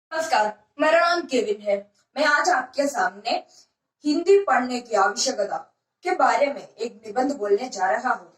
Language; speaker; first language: Hindi; non-native, local second language; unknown